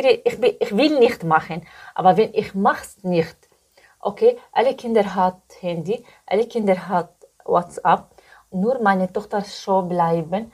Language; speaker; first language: German; non-native, learner; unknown